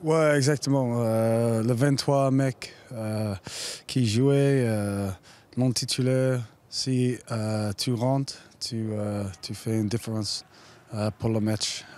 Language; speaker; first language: French; non-native, learner; English